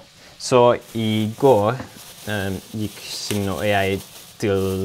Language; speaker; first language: Norwegian; non-native, learner; Dutch